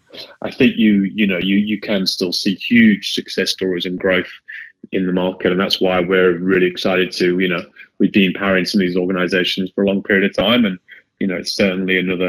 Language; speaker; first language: English; native; English